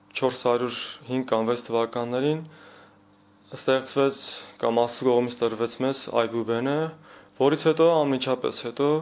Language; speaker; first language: Armenian; native; Armenian